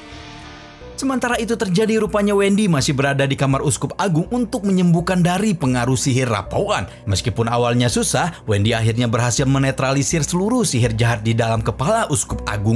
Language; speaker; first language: Indonesian; native; Indonesian